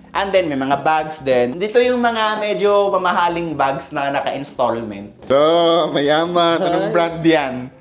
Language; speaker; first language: Filipino; native; Filipino